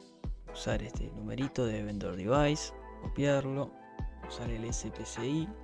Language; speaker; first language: Spanish; native; Spanish